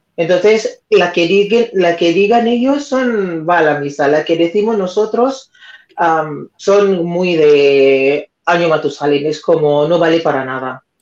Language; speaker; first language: Spanish; non-native, fluent; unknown